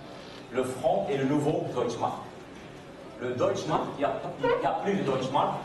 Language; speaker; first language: French; non-native, fluent; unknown